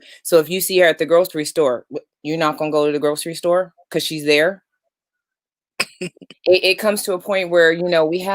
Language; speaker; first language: English; native; English